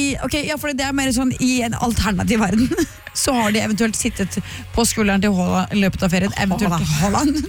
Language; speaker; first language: Norwegian; native; Norwegian